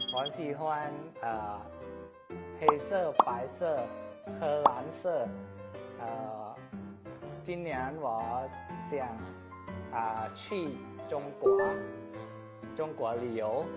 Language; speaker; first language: Chinese; non-native, learner; Thai